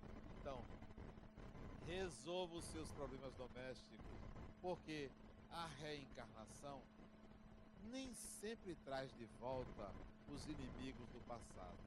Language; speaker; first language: Portuguese; native; Portuguese